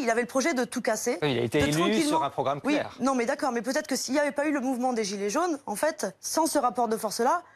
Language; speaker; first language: French; native; French